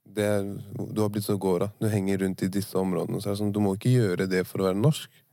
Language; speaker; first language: Norwegian; early bilingual, other home language; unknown